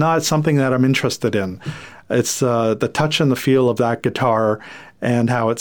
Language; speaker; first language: English; non-native, fluent; French